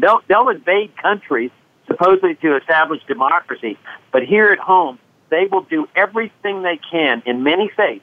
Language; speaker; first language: English; native; English